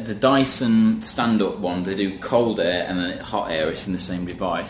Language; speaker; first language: English; native; English